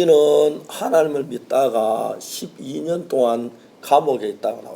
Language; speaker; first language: Korean; native; Korean